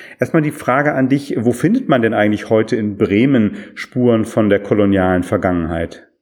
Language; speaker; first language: German; native; German